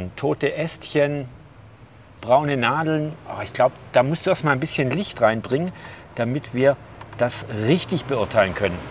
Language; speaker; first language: German; native; German